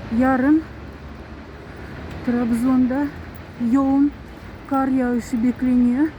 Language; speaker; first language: Turkish; non-native, fluent; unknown